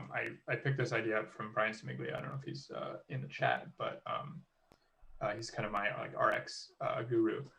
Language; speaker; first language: English; native; English